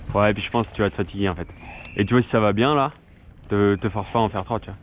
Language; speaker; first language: French; native; French